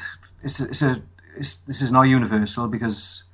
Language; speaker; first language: English; native; English